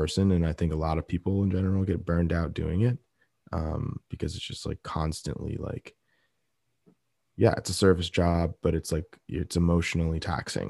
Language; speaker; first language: English; native; English